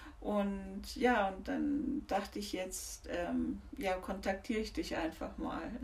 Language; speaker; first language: German; native; German